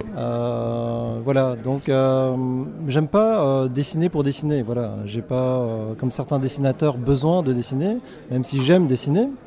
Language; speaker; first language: French; early bilingual, other home language; Korean